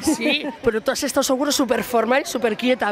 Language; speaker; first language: Spanish; native; Spanish